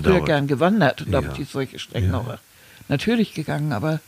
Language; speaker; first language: German; native; German